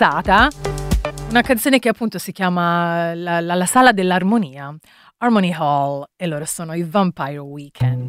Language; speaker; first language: Italian; native; Italian